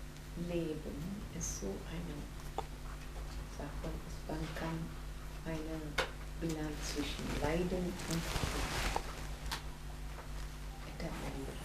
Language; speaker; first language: German; non-native, fluent; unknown